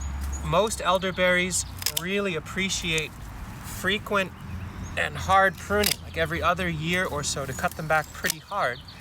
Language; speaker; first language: English; native; English